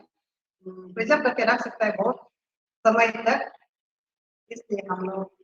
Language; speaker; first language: Hindi; non-native, local second language; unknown